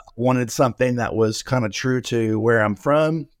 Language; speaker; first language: English; native; English